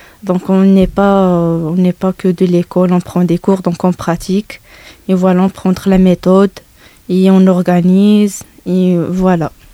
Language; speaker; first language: French; non-native, local second language; Arabic